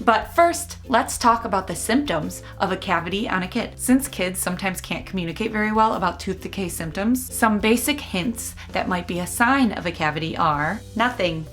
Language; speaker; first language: English; native; English